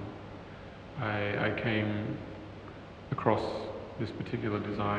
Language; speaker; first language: English; native; English